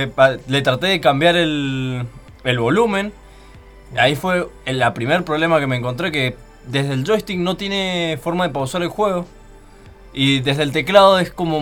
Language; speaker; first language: Spanish; native; Spanish